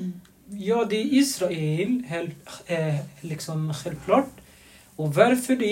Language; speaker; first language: Swedish; non-native, fluent; Arabic